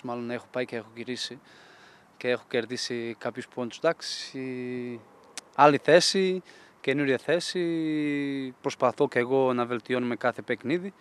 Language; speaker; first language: Greek; non-native, fluent; Portuguese